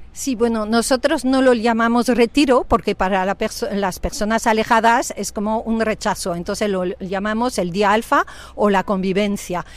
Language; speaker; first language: Spanish; non-native, fluent; French